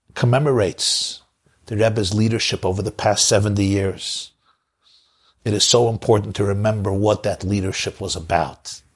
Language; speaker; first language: English; native; English